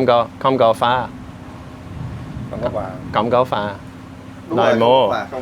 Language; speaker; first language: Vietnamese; non-native, learner; English